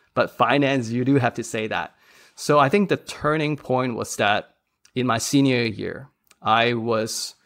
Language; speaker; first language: English; non-native, local second language; Cantonese